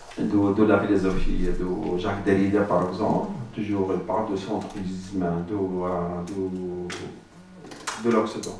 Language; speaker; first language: French; non-native, learner; Arabic